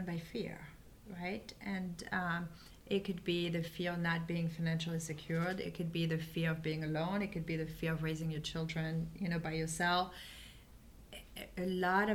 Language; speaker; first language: English; non-native, fluent; French